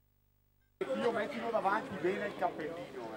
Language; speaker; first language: Italian; native; Italian